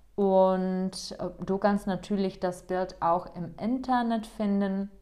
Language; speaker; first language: German; non-native, fluent; Czech